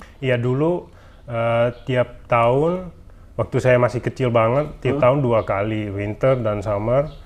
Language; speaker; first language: Indonesian; early bilingual, heritage; Dutch